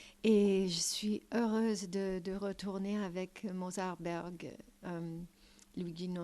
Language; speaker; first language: French; non-native, fluent; English